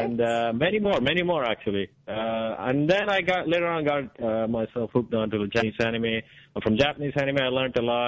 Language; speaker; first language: English; non-native, local second language; Kannada